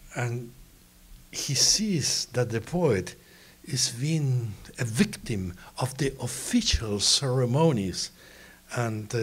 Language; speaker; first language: English; non-native, fluent; Spanish